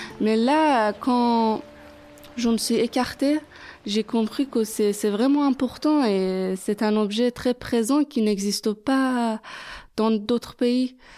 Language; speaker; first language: French; non-native, fluent; Persian